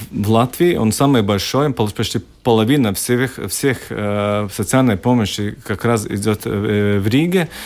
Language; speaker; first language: Russian; non-native, local second language; Latvian